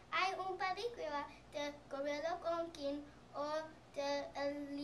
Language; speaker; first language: Spanish; non-native, learner; English